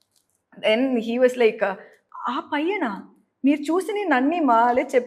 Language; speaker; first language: Telugu; non-native, local second language; Tamil